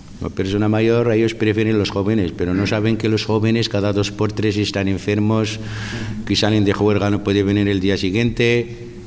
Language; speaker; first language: Spanish; non-native, fluent; Arabic